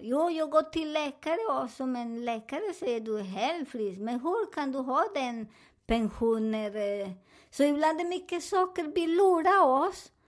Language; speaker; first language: Swedish; non-native, learner; Spanish